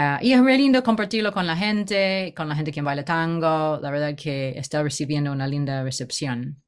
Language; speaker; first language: Spanish; non-native, fluent; English